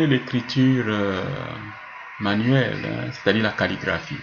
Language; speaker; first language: French; non-native, local second language; Swahili